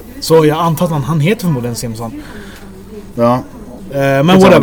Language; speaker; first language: Swedish; native; Swedish